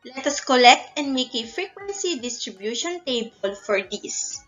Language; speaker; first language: English; non-native, local second language; Filipino